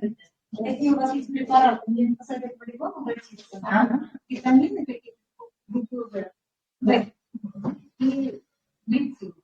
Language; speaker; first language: Russian; non-native, local second language; Uzbek